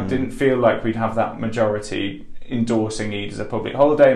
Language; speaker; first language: English; native; English